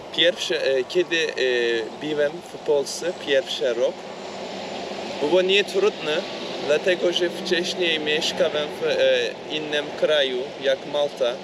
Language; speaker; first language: Polish; non-native, learner; Turkish